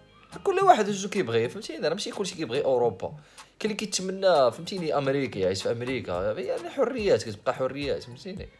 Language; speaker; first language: Arabic; native; Arabic